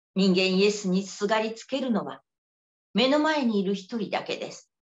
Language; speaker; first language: Japanese; native; Japanese